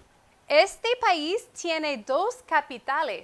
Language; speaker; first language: Spanish; non-native, fluent; English